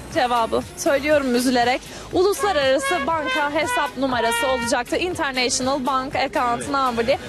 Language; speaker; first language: Turkish; native; Turkish